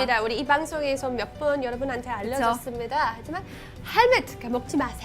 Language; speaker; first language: Korean; non-native, learner; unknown